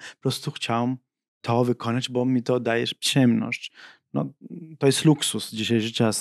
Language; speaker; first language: Polish; non-native, fluent; Italian